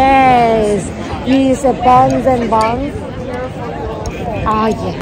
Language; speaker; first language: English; non-native, learner; Korean